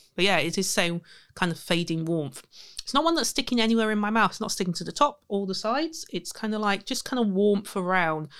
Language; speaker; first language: English; native; English